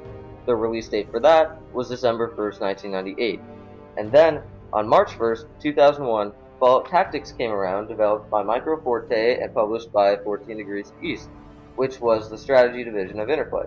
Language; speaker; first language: English; native; English